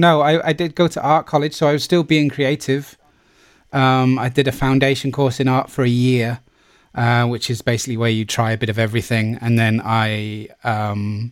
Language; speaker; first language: English; native; English